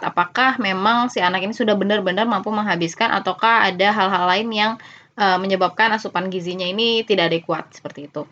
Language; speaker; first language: Indonesian; native; Indonesian